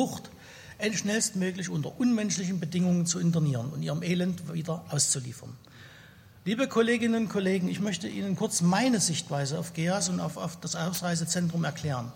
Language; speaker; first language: German; native; German